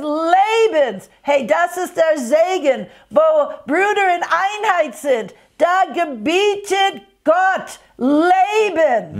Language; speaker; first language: German; non-native, fluent; English